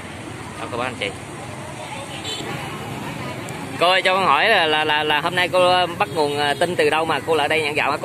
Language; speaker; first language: Vietnamese; native; Vietnamese